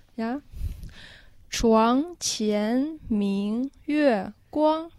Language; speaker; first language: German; non-native, fluent; Chinese